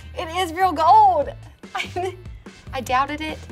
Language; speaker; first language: English; native; English